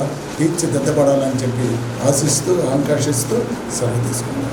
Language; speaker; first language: Telugu; native; Telugu